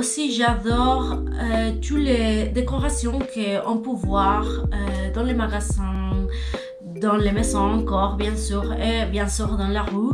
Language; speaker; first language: French; non-native, learner; Spanish